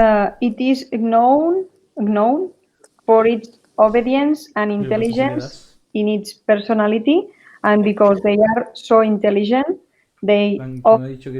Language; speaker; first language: English; non-native, learner; Spanish